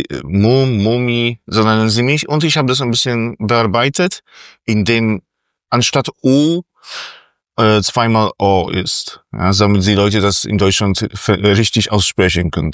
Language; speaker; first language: German; non-native, fluent; Polish